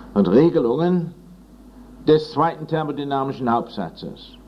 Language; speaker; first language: German; non-native, fluent; English